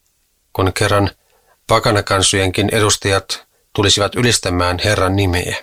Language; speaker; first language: Finnish; native; Finnish